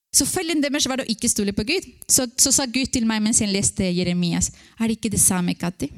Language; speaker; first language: Norwegian; non-native, fluent; Spanish